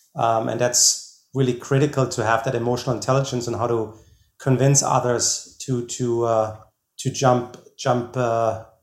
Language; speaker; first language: English; non-native, fluent; German